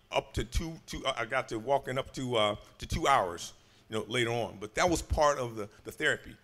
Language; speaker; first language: English; native; English